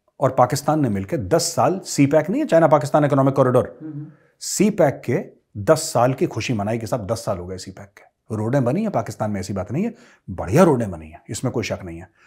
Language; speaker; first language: Hindi; native; Hindi